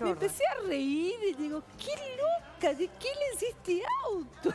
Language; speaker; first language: Spanish; non-native, fluent; Portuguese